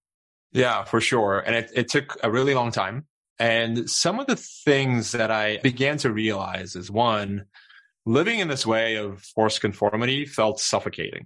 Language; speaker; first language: English; non-native, fluent; Turkish